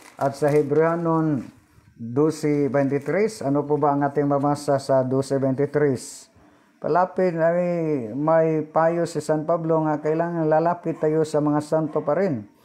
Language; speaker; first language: Filipino; non-native, local second language; Cebuano